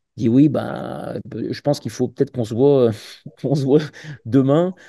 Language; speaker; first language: French; native; French